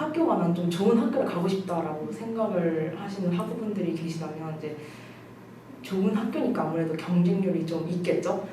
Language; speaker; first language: Korean; native; Korean